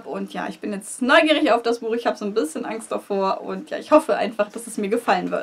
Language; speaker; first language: German; native; German